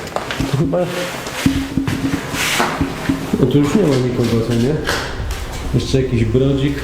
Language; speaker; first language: Polish; native; Polish